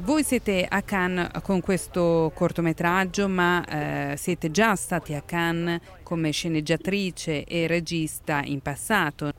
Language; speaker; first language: Italian; native; Italian